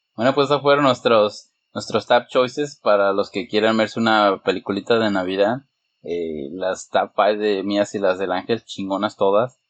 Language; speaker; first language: Spanish; early bilingual, heritage; Spanish